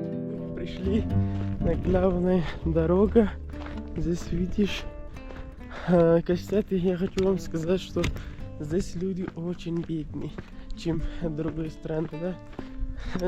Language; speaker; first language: Russian; non-native, learner; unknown